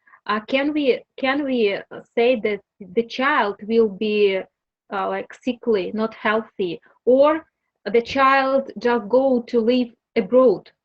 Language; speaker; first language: English; non-native, learner; Russian